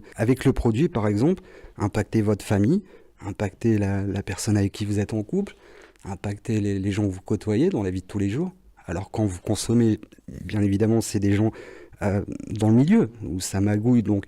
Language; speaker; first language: French; native; French